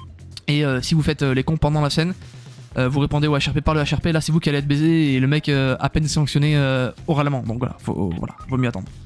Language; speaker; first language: French; native; French